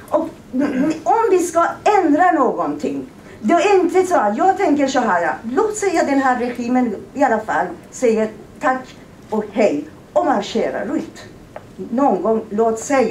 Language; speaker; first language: Swedish; non-native, fluent; Persian